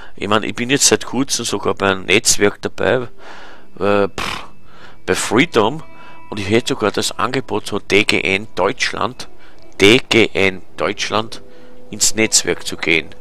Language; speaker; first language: German; native; German